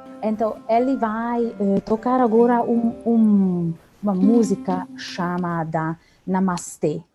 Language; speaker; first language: Portuguese; non-native, fluent; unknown